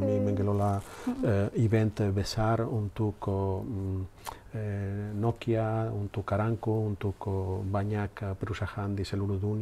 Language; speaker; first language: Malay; non-native, learner; Spanish